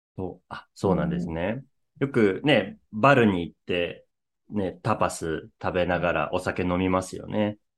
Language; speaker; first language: Japanese; native; Japanese